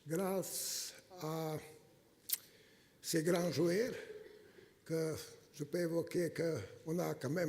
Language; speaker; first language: French; non-native, fluent; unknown